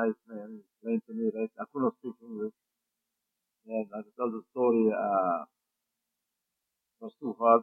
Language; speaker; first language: English; non-native, fluent; Croatian